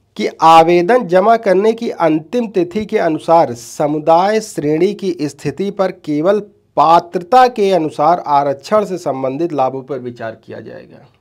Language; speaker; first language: Hindi; native; Hindi